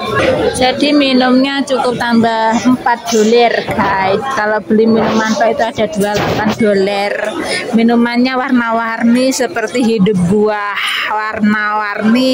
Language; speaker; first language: Indonesian; non-native, local second language; Javanese